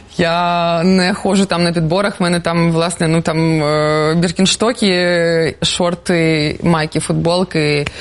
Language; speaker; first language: Ukrainian; non-native, local second language; Russian